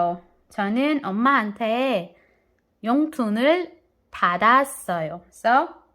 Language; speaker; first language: Korean; non-native, fluent; Filipino